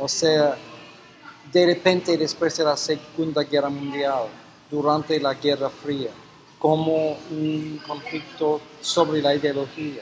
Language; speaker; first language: Spanish; non-native, fluent; English